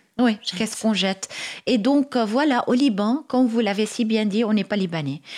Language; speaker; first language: French; non-native, local second language; Arabic